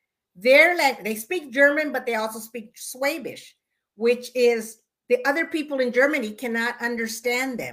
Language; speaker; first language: English; early bilingual, other home language; Spanish